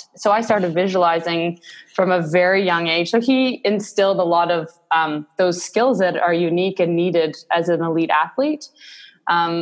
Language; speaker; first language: English; native; English